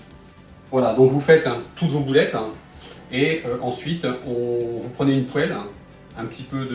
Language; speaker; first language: French; native; French